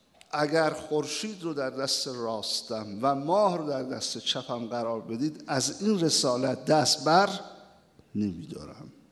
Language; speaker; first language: Persian; native; Persian